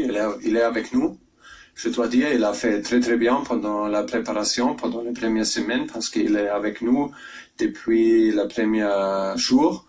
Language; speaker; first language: French; non-native, fluent; German